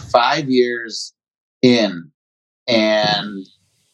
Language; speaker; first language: English; native; English